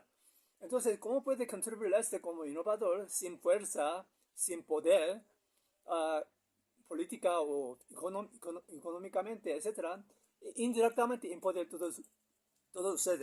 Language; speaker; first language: Spanish; non-native, learner; Korean